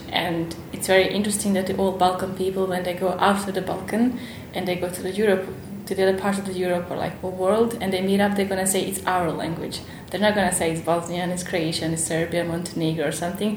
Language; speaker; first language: English; non-native, fluent; Bosnian